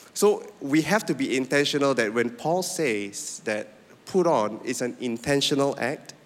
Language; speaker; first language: English; non-native, local second language; Min Nan Chinese